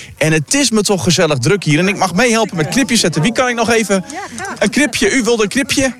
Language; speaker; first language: Dutch; native; Dutch